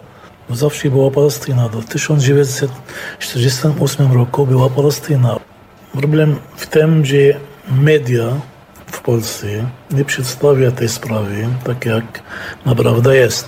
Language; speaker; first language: Polish; non-native, fluent; Arabic